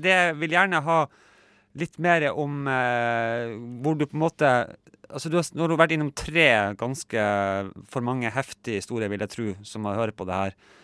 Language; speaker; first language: Norwegian; native; Norwegian